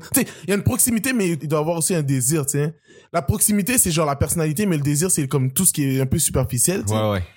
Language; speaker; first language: French; native; French